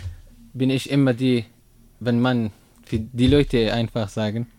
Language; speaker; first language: German; non-native, learner; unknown